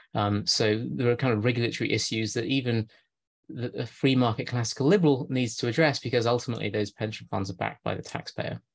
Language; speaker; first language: English; native; English